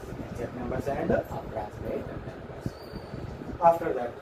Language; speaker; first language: English; non-native, local second language; Telugu